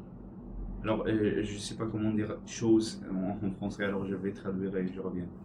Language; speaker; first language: French; non-native, learner; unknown